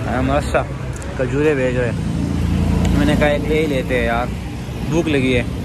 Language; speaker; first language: Urdu; non-native, local second language; Pashto